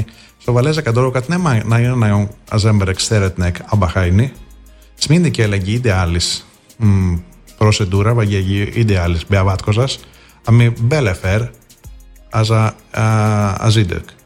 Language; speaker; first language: Hungarian; non-native, fluent; Greek